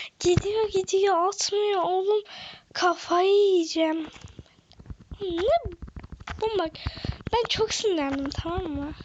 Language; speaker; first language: Turkish; native; Turkish